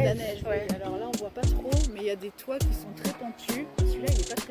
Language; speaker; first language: French; native; French